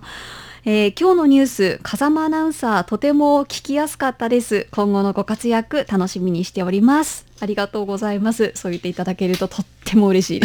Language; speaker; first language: Japanese; native; Japanese